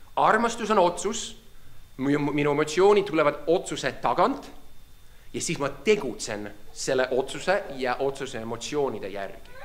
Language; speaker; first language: Estonian; non-native, fluent; English